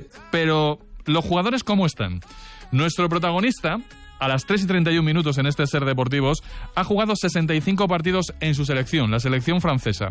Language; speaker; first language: Spanish; native; Spanish